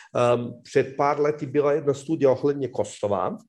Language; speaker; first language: Czech; non-native, fluent; Serbian